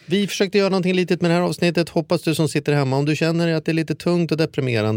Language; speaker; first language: Swedish; native; Swedish